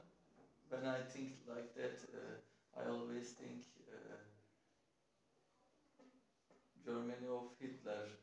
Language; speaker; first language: English; non-native, learner; Turkish